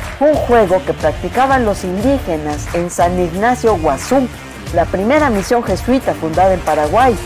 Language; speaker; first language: Spanish; native; Spanish